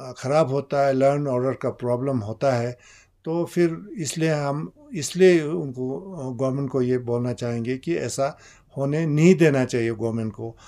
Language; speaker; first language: Hindi; non-native, local second language; Ladakhi